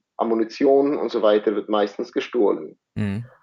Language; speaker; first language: German; non-native, fluent; Afrikaans